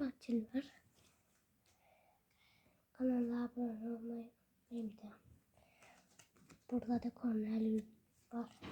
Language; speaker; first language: Turkish; early bilingual, heritage; Turkish